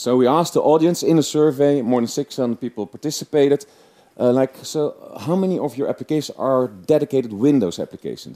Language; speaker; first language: English; non-native, fluent; Dutch